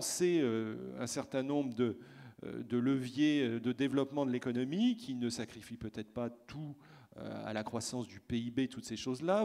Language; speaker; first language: French; native; French